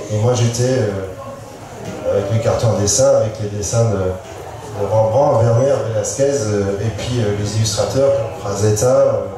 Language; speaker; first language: French; native; French